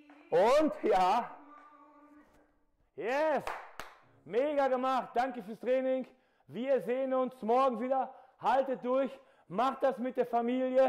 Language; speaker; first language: German; native; German